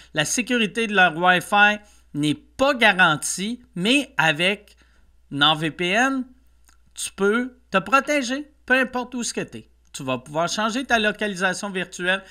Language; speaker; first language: French; native; French